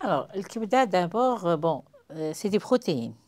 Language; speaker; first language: French; non-native, local second language; Arabic